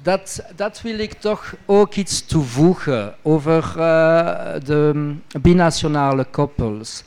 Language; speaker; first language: Dutch; non-native, local second language; French